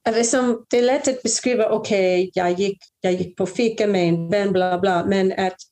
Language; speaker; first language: Swedish; non-native, fluent; English